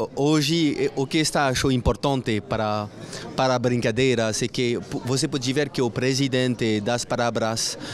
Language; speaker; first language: Portuguese; non-native, fluent; French